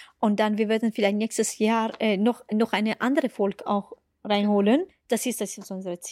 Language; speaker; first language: German; non-native, fluent; Persian